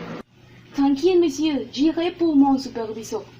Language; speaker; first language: French; non-native, learner; Spanish